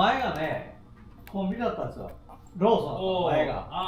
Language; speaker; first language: Japanese; native; Japanese